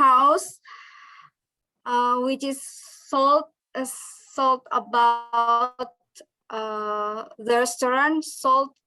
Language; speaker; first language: English; non-native, learner; Indonesian